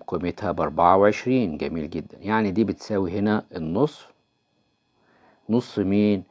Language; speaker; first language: Arabic; native; Arabic